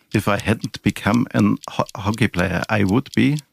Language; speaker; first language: English; non-native, fluent; German